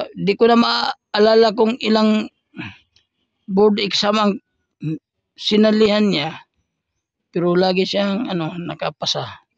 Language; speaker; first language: Filipino; non-native, local second language; Cebuano